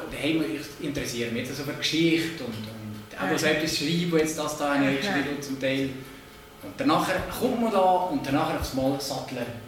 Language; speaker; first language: German; native; German